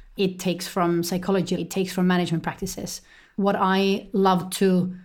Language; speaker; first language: English; non-native, fluent; Estonian